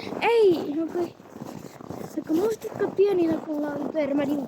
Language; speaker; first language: Finnish; early bilingual, other home language; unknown